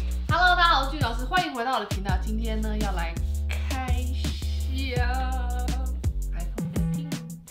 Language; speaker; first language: Chinese; native; Chinese